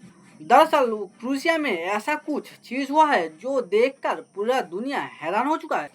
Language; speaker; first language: Hindi; native; Hindi